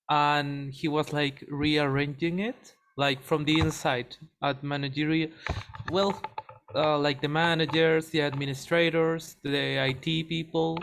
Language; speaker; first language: English; non-native, learner; Spanish